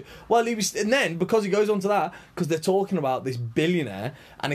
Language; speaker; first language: English; native; English